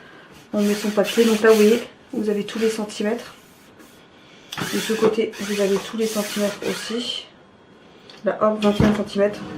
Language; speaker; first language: French; native; French